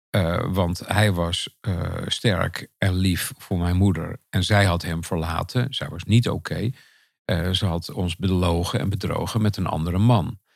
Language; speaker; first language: Dutch; native; Dutch